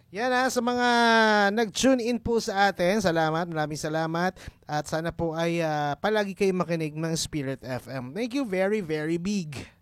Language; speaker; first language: Filipino; native; Filipino